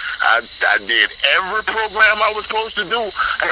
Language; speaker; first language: English; native; English